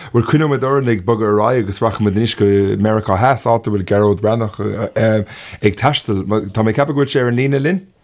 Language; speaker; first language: Irish; non-native, local second language; English